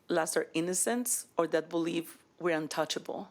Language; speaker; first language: English; early bilingual, other home language; Spanish